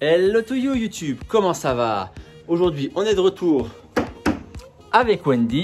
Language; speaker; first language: French; native; French